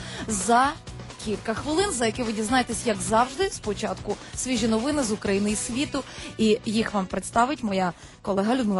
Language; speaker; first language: Ukrainian; native; Ukrainian